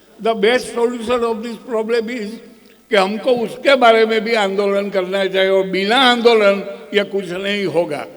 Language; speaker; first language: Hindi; non-native, local second language; Gujarati